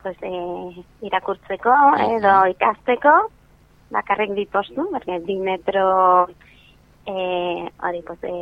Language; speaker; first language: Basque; non-native, local second language; Spanish